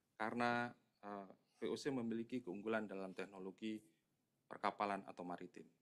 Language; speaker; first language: Indonesian; native; Indonesian